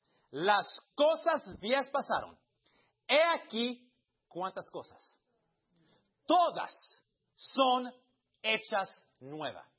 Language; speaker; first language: Spanish; early bilingual, heritage; Spanish